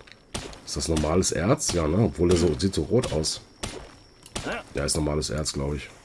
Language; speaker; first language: German; native; German